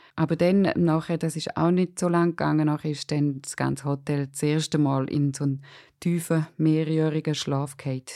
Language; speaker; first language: German; native; German